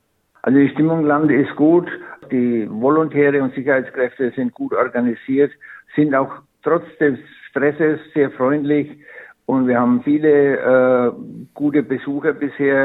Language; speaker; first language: German; native; German